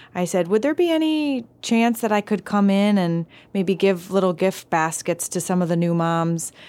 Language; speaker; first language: English; native; English